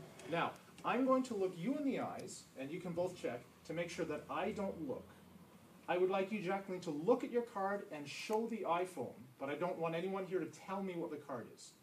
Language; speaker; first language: English; native; English